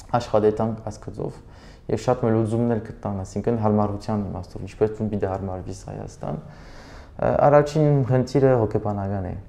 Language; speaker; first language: Armenian; early bilingual, heritage; Armenian